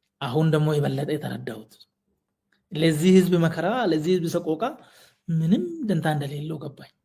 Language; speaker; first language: Amharic; non-native, local second language; Oromo